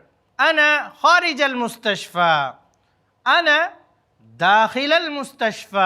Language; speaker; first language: Arabic; non-native, fluent; Urdu